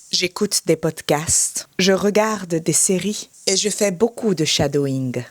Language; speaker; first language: French; native; French